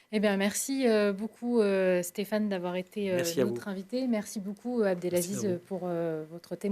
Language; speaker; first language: French; native; French